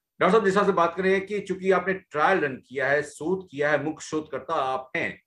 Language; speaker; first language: Hindi; native; Hindi